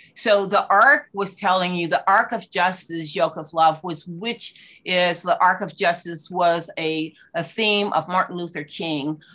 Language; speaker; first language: English; native; English